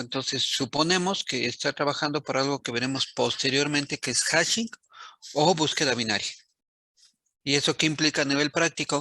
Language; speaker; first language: Spanish; native; Spanish